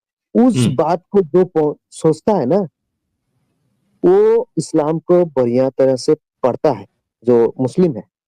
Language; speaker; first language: Hindi; non-native, local second language; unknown